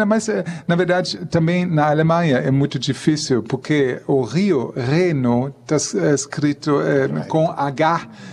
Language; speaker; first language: Portuguese; non-native, fluent; German